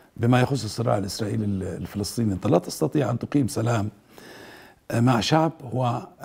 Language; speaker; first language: Arabic; native; Arabic